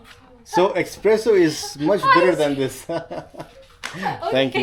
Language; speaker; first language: English; non-native, local second language; Urdu